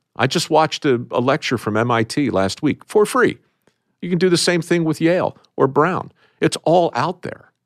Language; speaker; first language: English; native; English